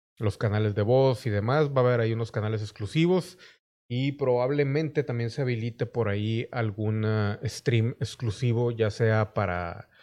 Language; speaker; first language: Spanish; native; Spanish